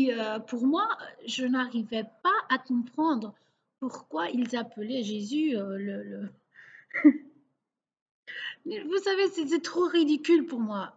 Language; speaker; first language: French; non-native, local second language; Portuguese